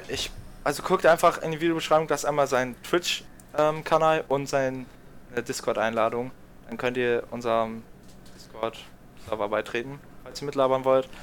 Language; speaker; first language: German; native; German